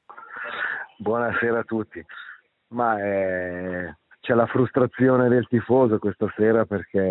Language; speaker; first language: Italian; native; Italian